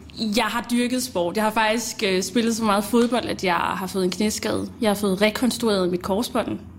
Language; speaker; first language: Danish; early bilingual, other home language; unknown